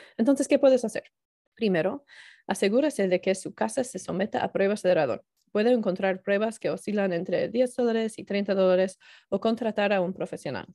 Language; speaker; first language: Spanish; non-native, learner; English